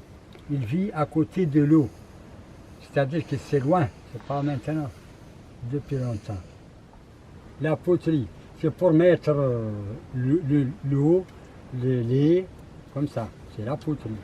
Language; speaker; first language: French; non-native, learner; Arabic